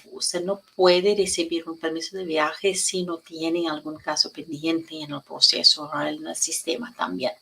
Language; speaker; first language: Spanish; non-native, learner; English